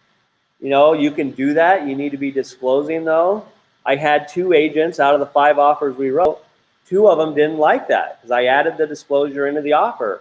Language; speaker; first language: English; native; English